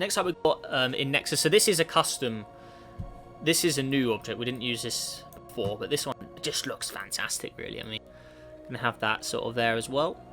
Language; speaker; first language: English; native; English